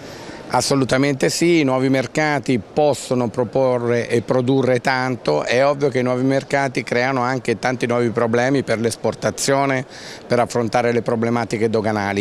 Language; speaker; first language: Italian; native; Italian